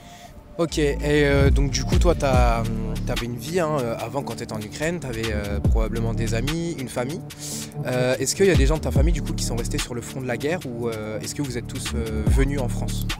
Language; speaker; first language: French; native; French